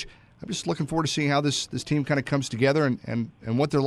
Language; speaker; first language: English; native; English